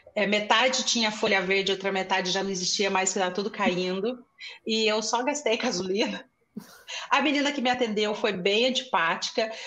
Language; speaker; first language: Portuguese; native; Portuguese